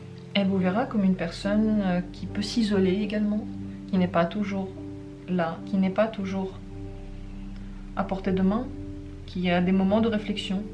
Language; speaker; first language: French; native; French